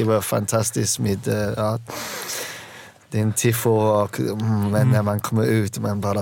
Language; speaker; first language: Swedish; non-native, learner; English